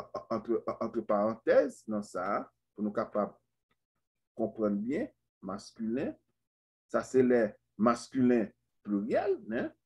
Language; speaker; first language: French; non-native, local second language; Haitian Creole